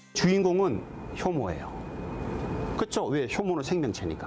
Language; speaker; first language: Korean; native; Korean